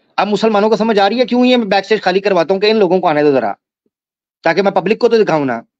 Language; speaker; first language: Hindi; native; Hindi